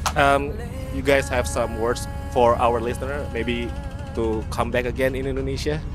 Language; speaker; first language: English; non-native, learner; Indonesian